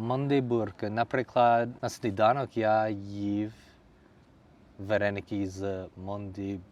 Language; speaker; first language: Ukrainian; non-native, learner; English